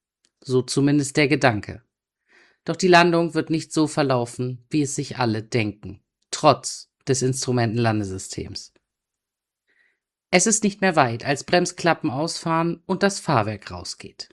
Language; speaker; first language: German; native; German